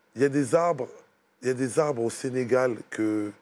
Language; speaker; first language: French; native; French